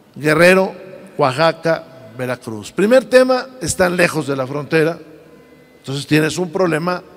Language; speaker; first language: Spanish; native; Spanish